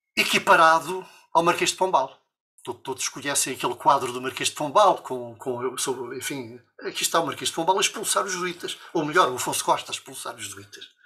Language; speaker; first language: Portuguese; native; Portuguese